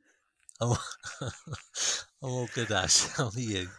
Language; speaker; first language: English; native; English